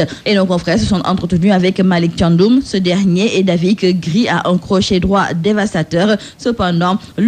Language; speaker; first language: French; non-native, local second language; Wolof